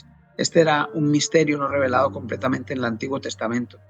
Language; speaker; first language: Spanish; native; Spanish